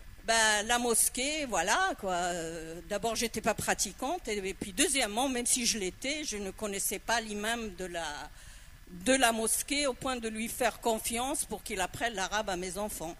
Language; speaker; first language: French; non-native, local second language; Arabic